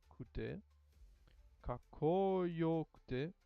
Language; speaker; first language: Japanese; non-native, learner; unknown